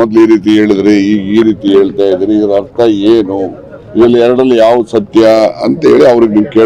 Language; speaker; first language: Kannada; native; Kannada